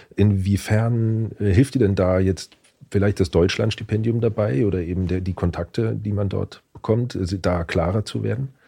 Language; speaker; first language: German; native; German